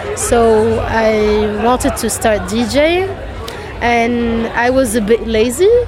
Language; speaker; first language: English; non-native, fluent; Arabic